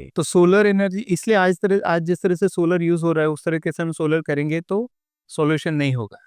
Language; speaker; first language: Hindi; native; Hindi